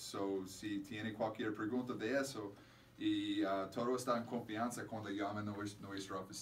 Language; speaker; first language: Spanish; non-native, fluent; English